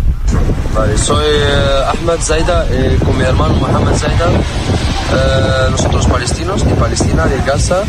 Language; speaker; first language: Spanish; non-native, learner; Arabic